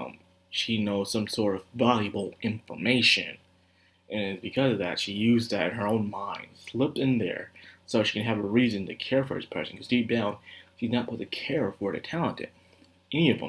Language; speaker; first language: English; native; English